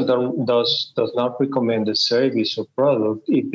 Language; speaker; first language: English; non-native, fluent; Spanish